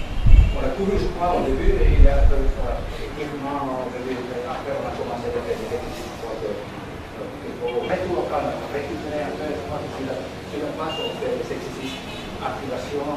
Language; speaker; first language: French; non-native, learner; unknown